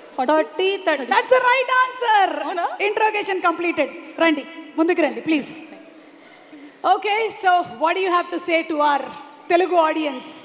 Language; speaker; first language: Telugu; native; Telugu